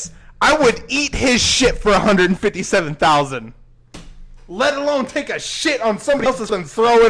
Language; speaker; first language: English; native; English